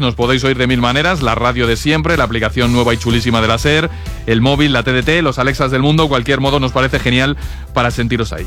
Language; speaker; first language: Spanish; native; Spanish